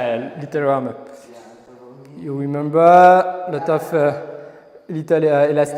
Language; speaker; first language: English; non-native, learner; French